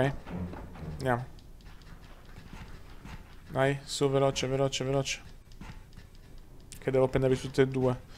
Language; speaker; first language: Italian; native; Italian